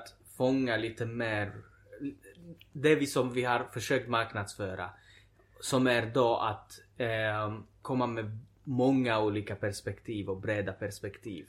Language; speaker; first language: Swedish; early bilingual, other home language; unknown